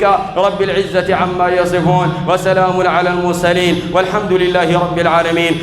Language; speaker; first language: Arabic; native; Arabic